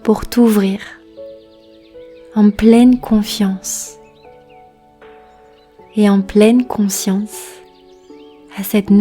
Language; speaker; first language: French; native; French